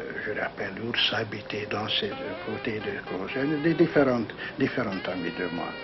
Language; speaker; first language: French; non-native, learner; Hungarian